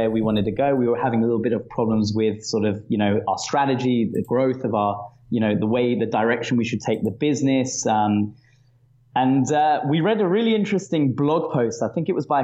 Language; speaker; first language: English; native; English